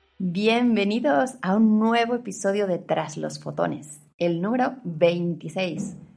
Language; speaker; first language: Spanish; native; Spanish